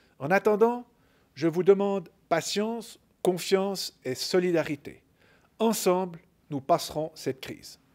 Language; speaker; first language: French; native; French